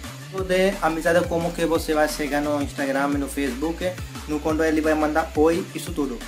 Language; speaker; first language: Portuguese; non-native, learner; Hindi